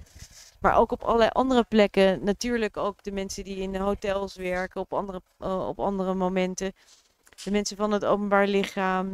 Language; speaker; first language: Dutch; native; Dutch